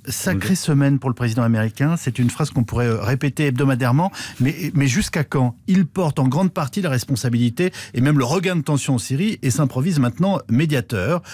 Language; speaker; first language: French; native; French